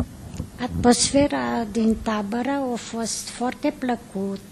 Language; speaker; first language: Romanian; non-native, local second language; Hungarian